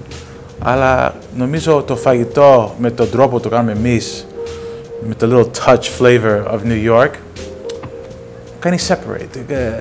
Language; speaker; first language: Greek; early bilingual, heritage; Greek